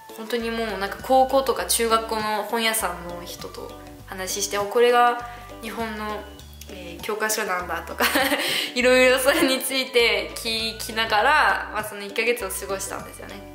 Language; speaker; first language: Japanese; non-native, fluent; French